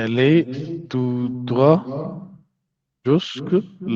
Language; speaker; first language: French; non-native, learner; Hindi